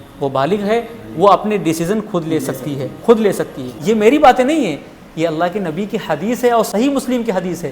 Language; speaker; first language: Urdu; native; Urdu